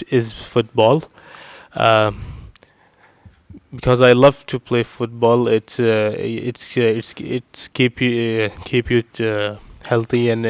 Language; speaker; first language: English; non-native, learner; Urdu